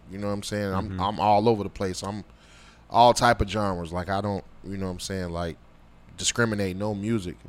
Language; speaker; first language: English; native; English